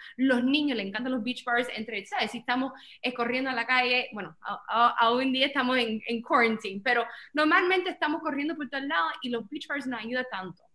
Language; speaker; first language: Spanish; early bilingual, heritage; Spanish